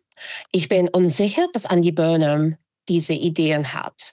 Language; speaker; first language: German; non-native, fluent; English